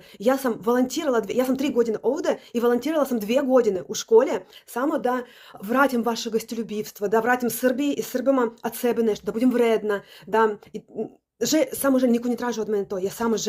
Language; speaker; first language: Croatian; non-native, learner; Russian